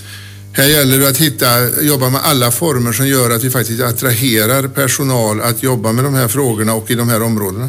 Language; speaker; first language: Swedish; native; Swedish